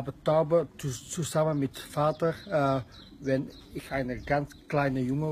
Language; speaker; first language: German; non-native, learner; Dutch